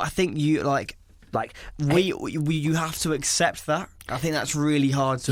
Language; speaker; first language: English; native; English